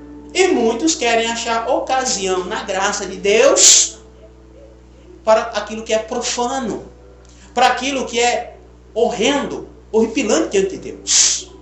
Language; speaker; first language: Portuguese; native; Portuguese